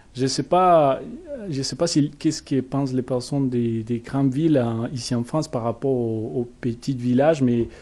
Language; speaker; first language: French; non-native, fluent; Spanish